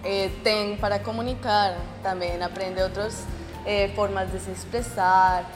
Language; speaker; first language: Portuguese; non-native, fluent; Spanish